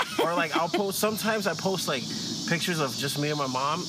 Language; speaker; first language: English; early bilingual, other home language; Spanish